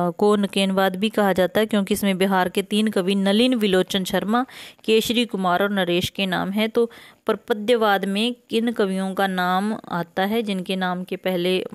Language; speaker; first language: Hindi; native; Hindi